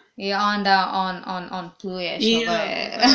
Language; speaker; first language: Serbian; non-native, learner; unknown